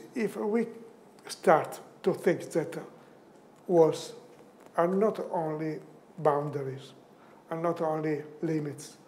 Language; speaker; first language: English; non-native, fluent; Italian